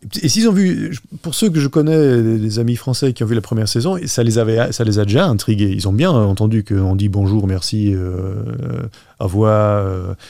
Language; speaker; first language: French; non-native, local second language; Luxembourgish